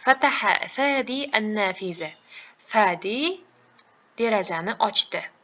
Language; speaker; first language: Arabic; non-native, fluent; Uzbek